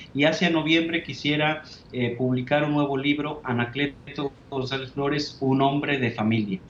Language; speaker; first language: Spanish; native; Spanish